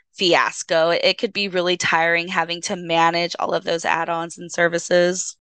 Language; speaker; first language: English; native; English